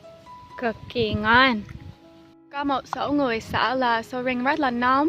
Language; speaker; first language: Vietnamese; non-native, fluent; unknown